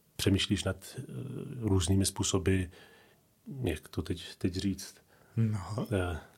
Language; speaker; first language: Czech; native; Czech